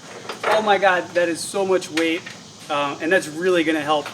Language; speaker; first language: English; native; English